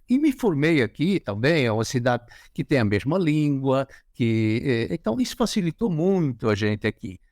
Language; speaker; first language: Portuguese; native; Portuguese